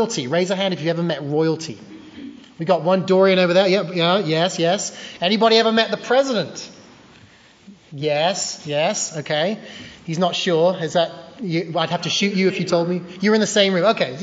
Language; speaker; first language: English; native; English